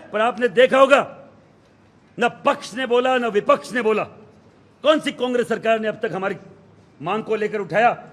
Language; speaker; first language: Hindi; native; Hindi